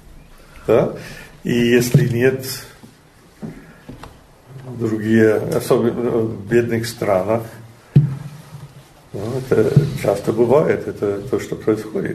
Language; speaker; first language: Russian; non-native, learner; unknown